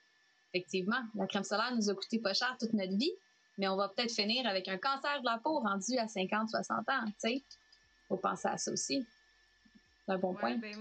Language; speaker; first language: French; native; French